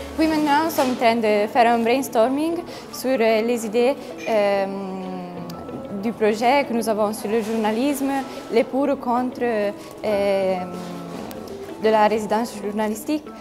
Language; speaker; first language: French; non-native, learner; Italian